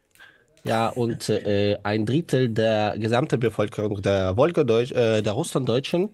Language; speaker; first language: German; non-native, learner; Russian